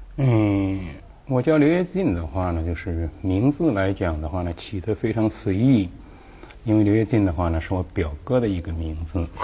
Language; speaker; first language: Chinese; native; Chinese